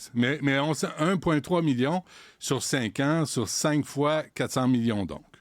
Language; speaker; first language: French; native; French